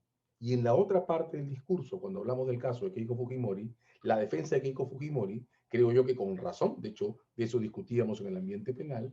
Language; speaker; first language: Spanish; native; Spanish